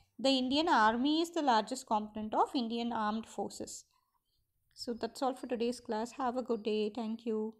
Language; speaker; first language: English; non-native, local second language; Tamil